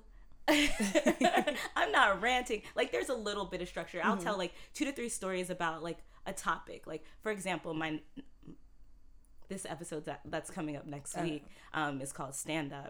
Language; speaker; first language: English; early bilingual, other home language; Haitian Creole